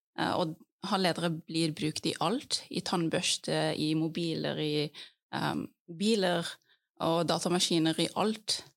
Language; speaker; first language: Norwegian; early bilingual, other home language; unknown